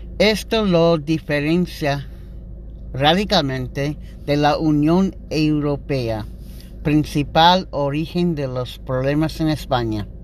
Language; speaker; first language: Spanish; non-native, learner; English